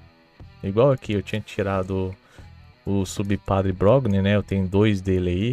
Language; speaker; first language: Portuguese; native; Portuguese